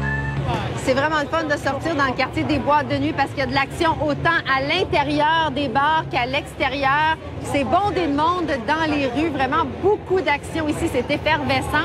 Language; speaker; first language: French; native; French